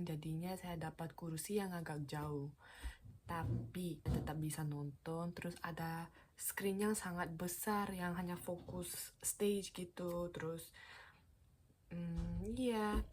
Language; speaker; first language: Indonesian; non-native, fluent; Korean